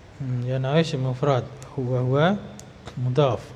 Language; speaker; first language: Arabic; non-native, fluent; Indonesian